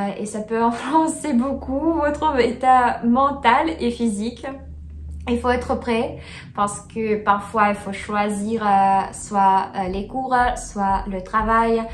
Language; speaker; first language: French; non-native, fluent; Russian